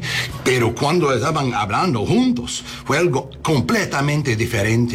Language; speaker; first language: Spanish; non-native, learner; English